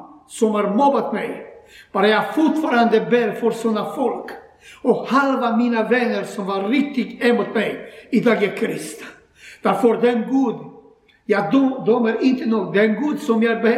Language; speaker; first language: Swedish; non-native, learner; Croatian